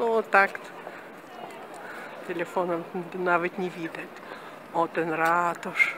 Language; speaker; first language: Polish; non-native, fluent; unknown